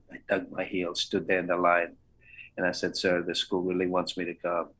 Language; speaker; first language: English; non-native, local second language; Kannada